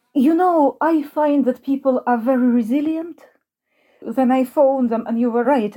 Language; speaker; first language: English; non-native, fluent; Ukrainian